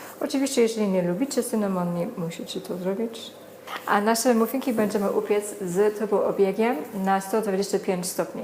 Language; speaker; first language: Polish; non-native, learner; English